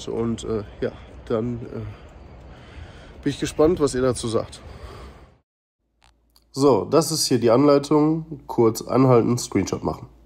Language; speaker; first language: German; native; German